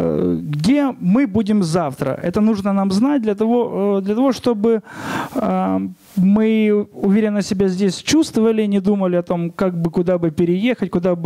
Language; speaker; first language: Russian; non-native, local second language; Ukrainian